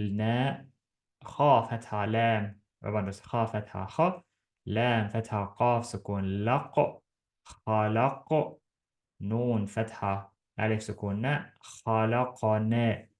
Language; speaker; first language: Arabic; non-native, fluent; Estonian